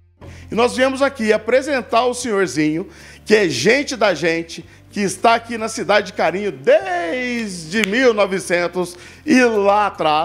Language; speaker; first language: Portuguese; native; Portuguese